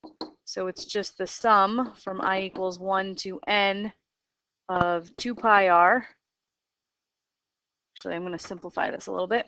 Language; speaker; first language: English; native; English